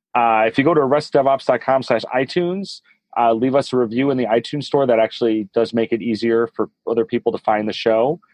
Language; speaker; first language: English; native; English